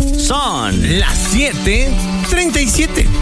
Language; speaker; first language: Spanish; native; Spanish